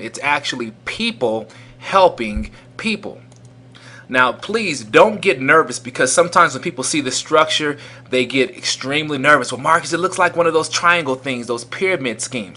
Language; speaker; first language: English; native; English